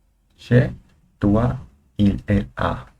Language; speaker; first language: French; non-native, learner; Spanish